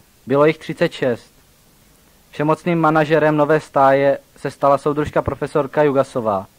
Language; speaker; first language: Czech; native; Czech